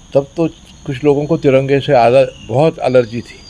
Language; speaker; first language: Hindi; native; Hindi